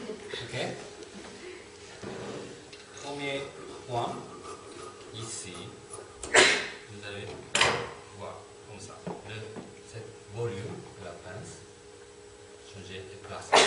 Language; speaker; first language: French; non-native, fluent; Turkish